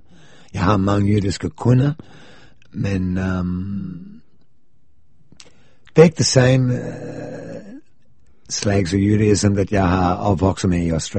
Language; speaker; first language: Danish; non-native, fluent; English